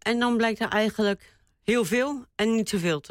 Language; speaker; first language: Dutch; native; Dutch